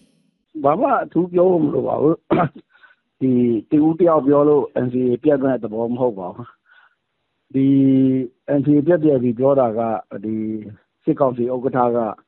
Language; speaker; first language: Burmese; non-native, local second language; S'gaw Karen